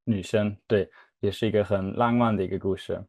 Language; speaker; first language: Chinese; non-native, learner; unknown